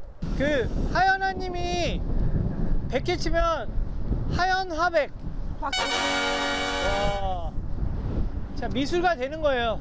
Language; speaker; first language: Korean; native; Korean